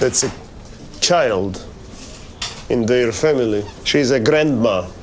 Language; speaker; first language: English; non-native, fluent; Ukrainian